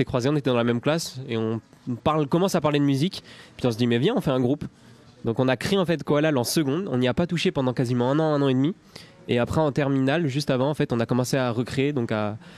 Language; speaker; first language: French; native; French